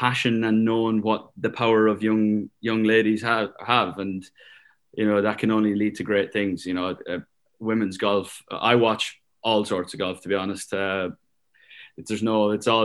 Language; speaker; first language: English; native; English